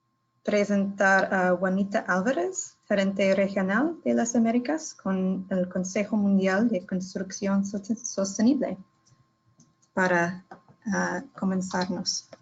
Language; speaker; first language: Spanish; non-native, learner; English